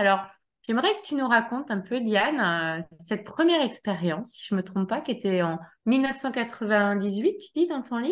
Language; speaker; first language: French; native; French